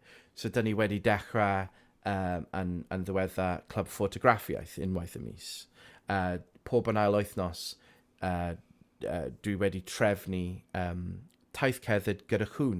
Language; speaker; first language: Welsh; non-native, local second language; English